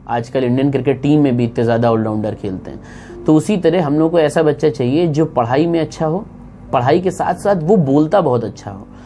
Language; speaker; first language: Hindi; native; Hindi